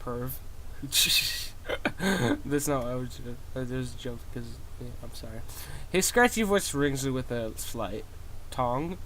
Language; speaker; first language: English; native; English